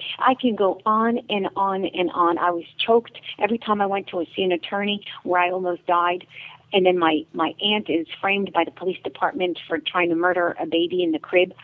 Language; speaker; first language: English; native; English